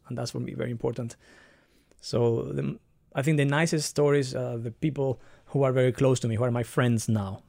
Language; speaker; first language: English; non-native, fluent; Spanish